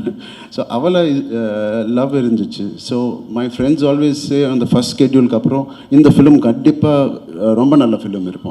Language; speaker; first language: Tamil; non-native, learner; Telugu